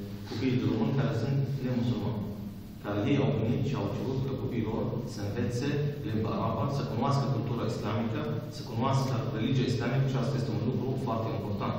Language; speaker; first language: Romanian; non-native, fluent; Arabic